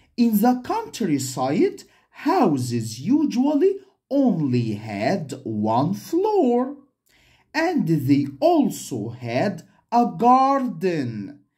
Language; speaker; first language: English; non-native, fluent; Arabic